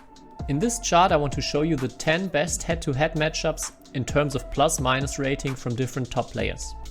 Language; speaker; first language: English; non-native, fluent; German